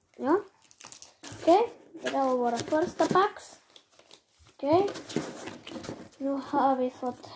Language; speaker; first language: Swedish; early bilingual, other home language; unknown